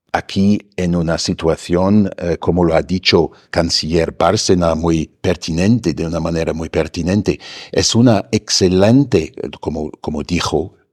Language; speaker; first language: Spanish; non-native, fluent; German